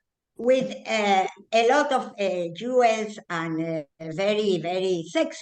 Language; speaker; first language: English; non-native, learner; Spanish